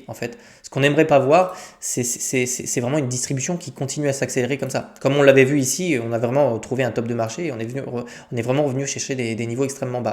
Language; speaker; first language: French; native; French